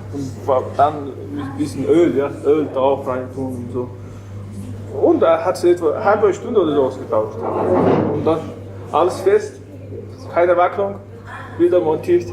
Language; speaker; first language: German; non-native, learner; Mongolian